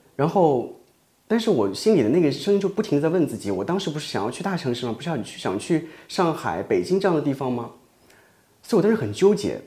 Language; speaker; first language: Chinese; native; Chinese